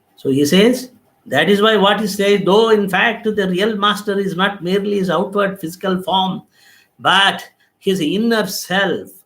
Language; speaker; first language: English; non-native, local second language; Telugu